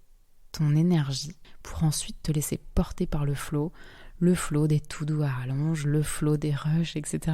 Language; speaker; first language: French; native; French